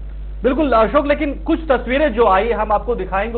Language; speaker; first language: Hindi; native; Hindi